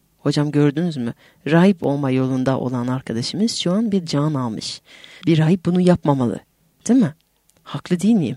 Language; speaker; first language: Turkish; non-native, fluent; French